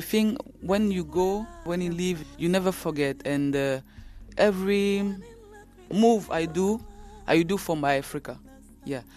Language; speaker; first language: English; non-native, learner; French